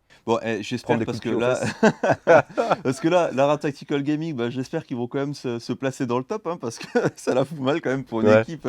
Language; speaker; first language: French; native; French